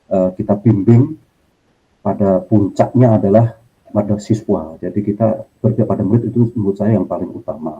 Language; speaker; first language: Indonesian; native; Indonesian